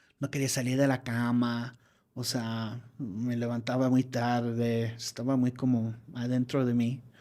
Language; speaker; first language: Spanish; non-native, fluent; English